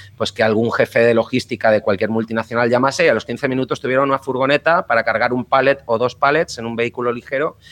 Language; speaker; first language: Spanish; native; Spanish